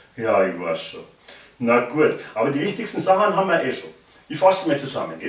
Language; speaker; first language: German; native; German